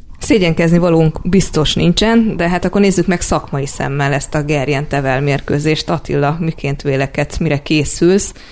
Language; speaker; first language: Hungarian; native; Hungarian